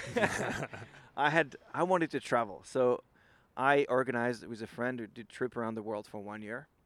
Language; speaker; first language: English; non-native, fluent; French